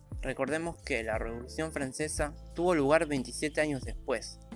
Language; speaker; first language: Spanish; native; Spanish